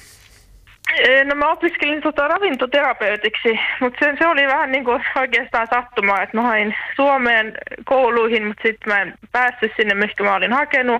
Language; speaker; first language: Finnish; native; Finnish